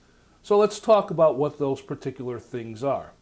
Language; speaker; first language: English; native; English